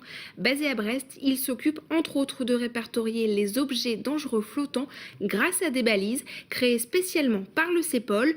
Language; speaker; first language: French; native; French